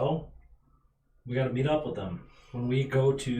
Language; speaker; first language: English; native; English